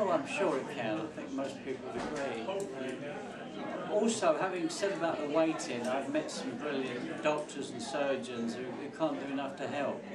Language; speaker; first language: English; native; English